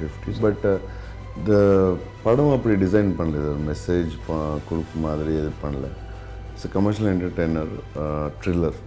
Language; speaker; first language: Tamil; non-native, local second language; Telugu